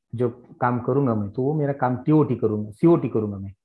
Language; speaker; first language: Hindi; non-native, local second language; Marathi